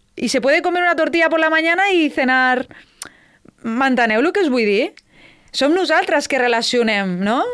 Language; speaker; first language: Spanish; native; Spanish